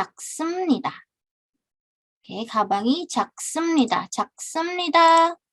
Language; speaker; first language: Korean; non-native, fluent; Indonesian